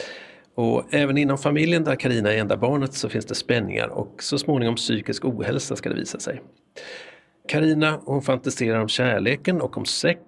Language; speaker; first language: Swedish; native; Swedish